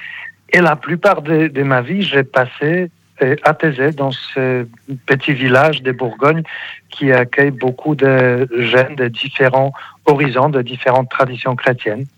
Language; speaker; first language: French; non-native, fluent; Polish